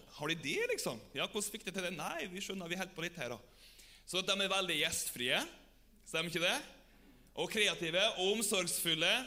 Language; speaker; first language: Norwegian; native; Norwegian